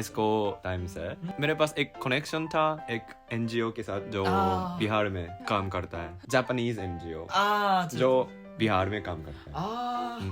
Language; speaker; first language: Hindi; non-native, learner; Japanese